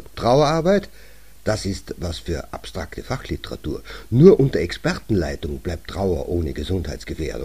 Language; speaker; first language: German; native; German